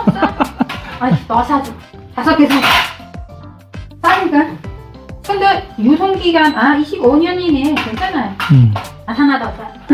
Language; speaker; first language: Korean; non-native, fluent; Vietnamese